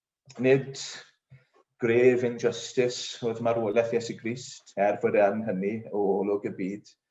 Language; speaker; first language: Welsh; native; Welsh